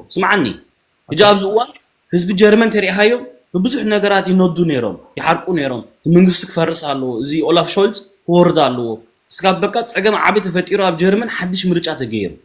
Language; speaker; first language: Tigrinya; early bilingual, heritage; Tigrinya